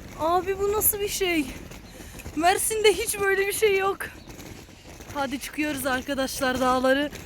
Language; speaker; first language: Turkish; early bilingual, other home language; Arabic